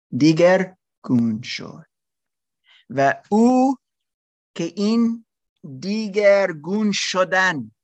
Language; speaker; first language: Persian; non-native, learner; German